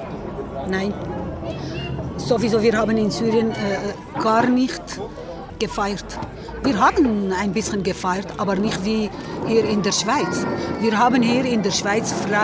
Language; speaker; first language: German; non-native, learner; Kurdish